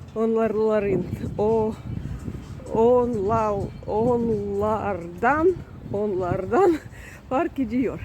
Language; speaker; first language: Turkish; non-native, learner; Russian